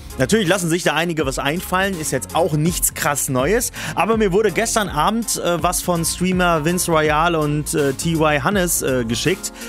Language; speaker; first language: German; native; German